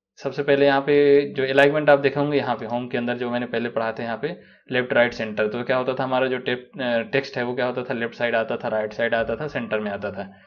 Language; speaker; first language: Hindi; native; Hindi